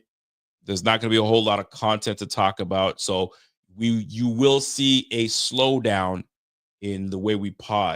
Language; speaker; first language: English; native; English